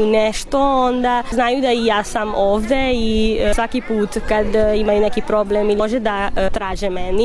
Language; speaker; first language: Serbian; non-native, local second language; Hungarian